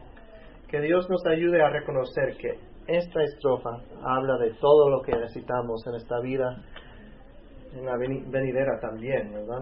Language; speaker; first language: Spanish; native; Spanish